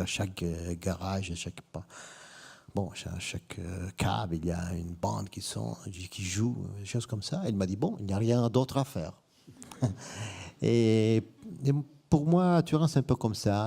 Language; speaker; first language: French; non-native, fluent; Italian